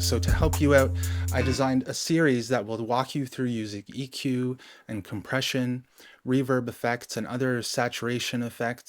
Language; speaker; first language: English; native; English